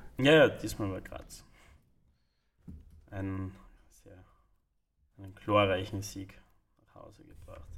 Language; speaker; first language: German; native; German